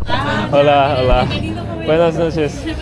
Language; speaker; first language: Spanish; non-native, learner; Korean